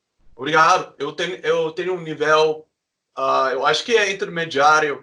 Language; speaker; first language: Portuguese; non-native, learner; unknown